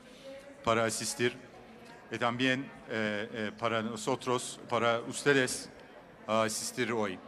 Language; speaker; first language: Spanish; non-native, learner; Turkish